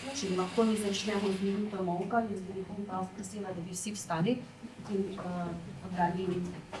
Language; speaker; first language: Slovenian; non-native, fluent; Ukrainian